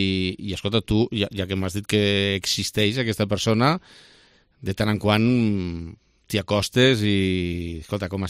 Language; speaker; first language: Catalan; native; Catalan